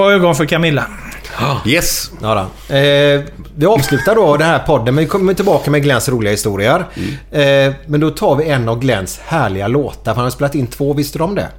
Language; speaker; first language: Swedish; native; Swedish